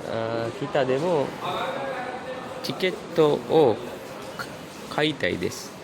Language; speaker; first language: Japanese; non-native, learner; Sinhala